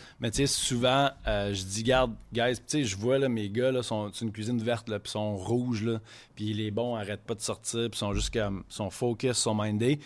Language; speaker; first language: French; native; French